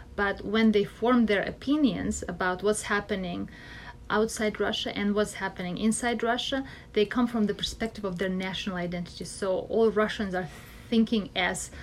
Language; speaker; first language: English; non-native, fluent; Russian